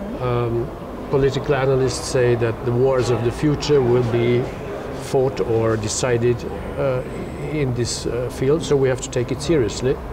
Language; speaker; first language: English; non-native, fluent; German